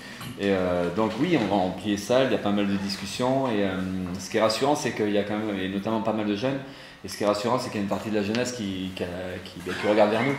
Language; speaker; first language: French; native; French